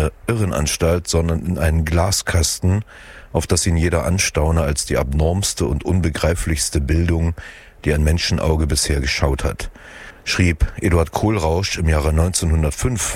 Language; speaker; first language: German; native; German